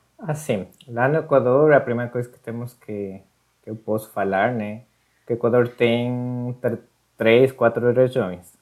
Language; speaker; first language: Portuguese; non-native, fluent; Spanish